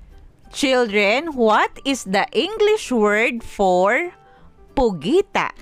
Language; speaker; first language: English; non-native, local second language; Filipino